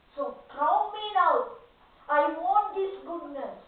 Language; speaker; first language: English; non-native, local second language; Tamil